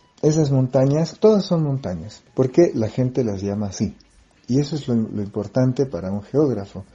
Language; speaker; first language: Spanish; non-native, fluent; French